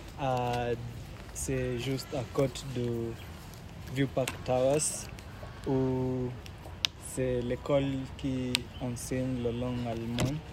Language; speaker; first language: French; non-native, learner; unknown